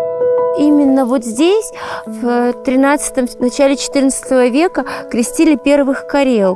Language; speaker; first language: Russian; native; Russian